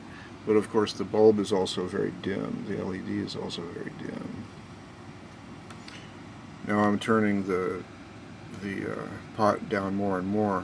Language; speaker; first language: English; native; English